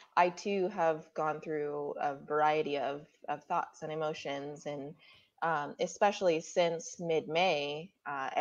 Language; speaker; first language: English; native; English